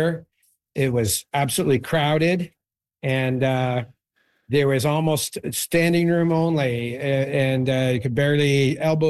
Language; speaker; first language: English; native; English